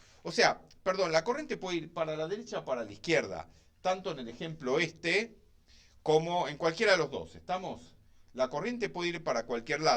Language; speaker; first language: Spanish; native; Spanish